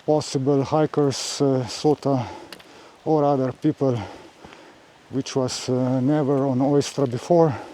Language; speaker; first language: English; non-native, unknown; Slovenian